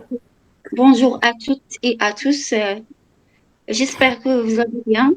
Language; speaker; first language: French; non-native, local second language; Arabic